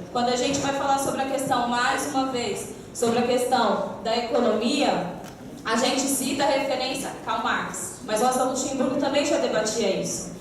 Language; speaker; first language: Portuguese; native; Portuguese